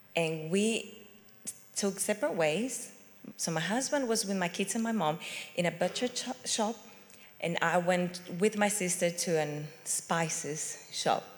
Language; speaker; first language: English; non-native, fluent; Spanish